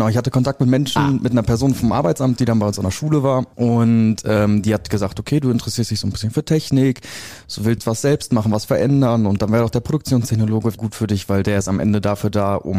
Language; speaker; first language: German; native; German